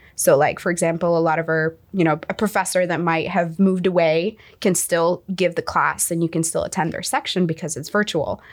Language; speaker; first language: English; non-native, fluent; Arabic